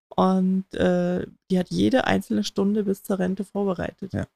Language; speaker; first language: German; native; German